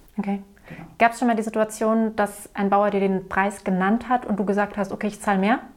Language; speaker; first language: German; native; German